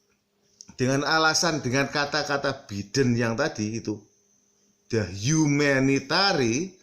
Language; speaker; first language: Indonesian; early bilingual, heritage; Indonesian